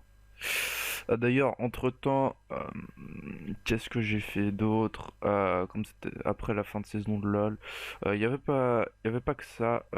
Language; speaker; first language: French; native; French